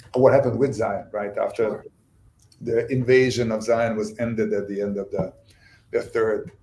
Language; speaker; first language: English; non-native, fluent; Bosnian